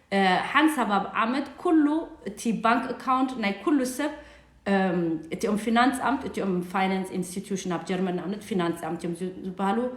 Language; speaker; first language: Tigrinya; native; Tigrinya